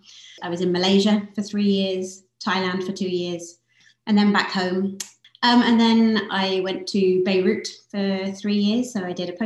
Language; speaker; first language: English; native; English